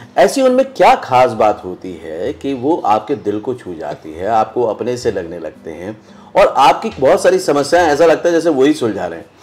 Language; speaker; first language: Hindi; native; Hindi